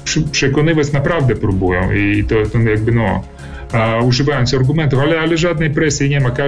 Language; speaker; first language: Polish; early bilingual, heritage; Polish